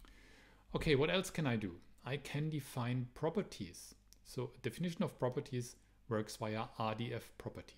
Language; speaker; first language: English; non-native, fluent; German